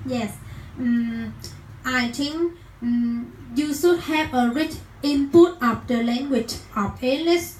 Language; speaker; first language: English; non-native, learner; Vietnamese